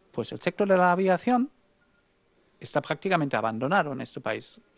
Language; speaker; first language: Spanish; non-native, fluent; German